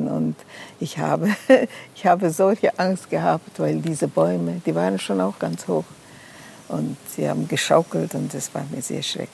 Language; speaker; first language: German; non-native, fluent; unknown